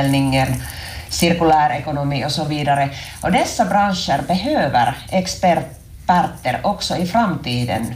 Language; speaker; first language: Swedish; non-native, local second language; Finnish